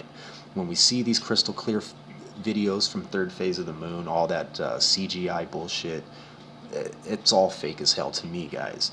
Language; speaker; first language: English; native; English